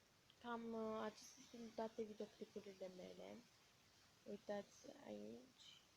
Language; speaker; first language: Romanian; native; Romanian